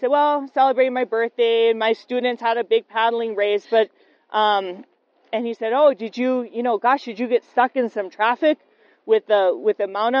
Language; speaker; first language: English; native; English